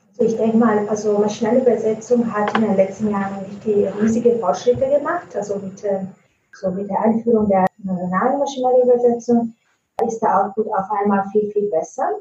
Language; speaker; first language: German; non-native, fluent; Italian